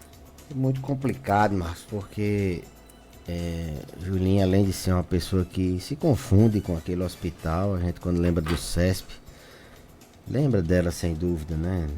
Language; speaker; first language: Portuguese; native; Portuguese